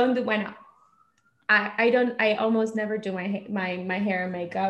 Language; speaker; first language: English; non-native, fluent; Spanish